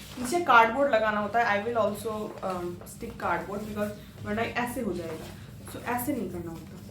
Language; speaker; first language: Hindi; non-native, local second language; Bangla